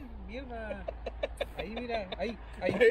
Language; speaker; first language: Spanish; native; Spanish